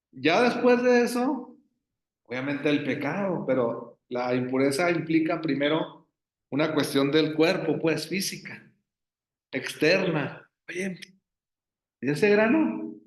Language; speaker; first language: Spanish; native; Spanish